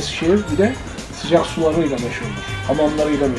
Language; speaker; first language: Turkish; native; Turkish